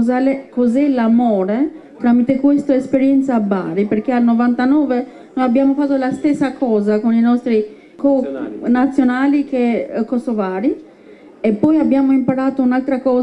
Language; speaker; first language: Italian; non-native, fluent; Albanian